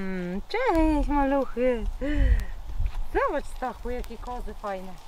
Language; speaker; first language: Polish; native; Polish